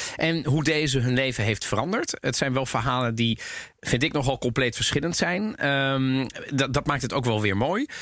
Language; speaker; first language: Dutch; early bilingual, other home language; Italian